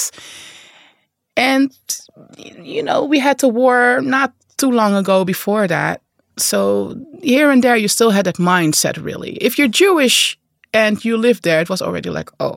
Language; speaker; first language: English; non-native, fluent; Dutch